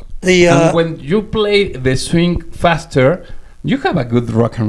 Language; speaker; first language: English; non-native, learner; Spanish